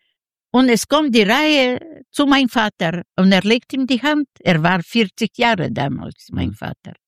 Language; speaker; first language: German; non-native, learner; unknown